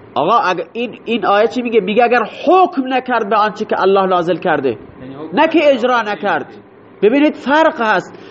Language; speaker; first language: Persian; non-native, local second language; Baluchi